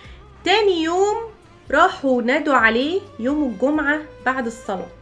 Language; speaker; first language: Arabic; native; Arabic